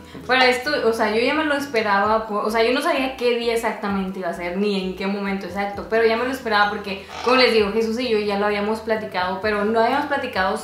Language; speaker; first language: Spanish; native; Spanish